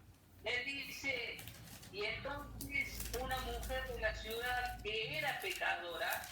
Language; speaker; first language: Spanish; native; Spanish